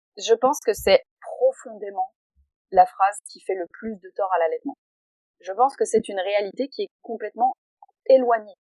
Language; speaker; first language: French; native; French